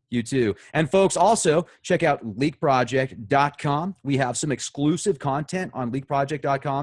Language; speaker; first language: English; native; English